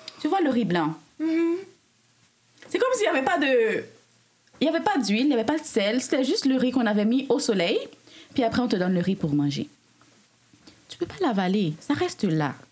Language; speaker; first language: French; non-native, local second language; Haitian Creole